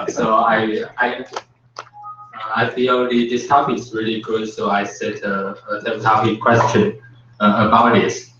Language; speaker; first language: English; non-native, learner; Chinese